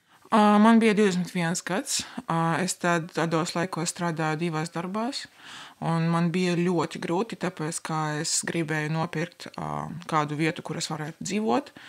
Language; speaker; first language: Latvian; non-native, local second language; Russian